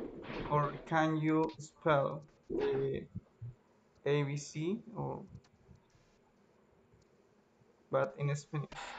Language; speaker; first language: English; non-native, learner; Spanish